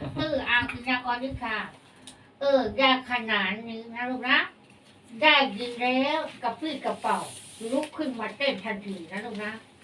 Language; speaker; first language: Thai; native; Thai